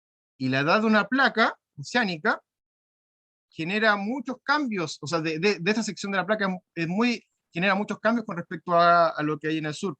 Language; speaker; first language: Spanish; native; Spanish